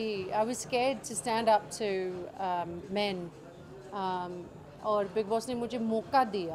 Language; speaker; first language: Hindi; early bilingual, heritage; English